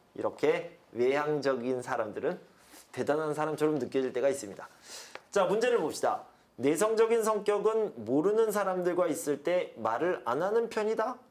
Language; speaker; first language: Korean; native; Korean